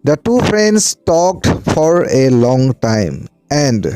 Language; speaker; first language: English; non-native, local second language; Assamese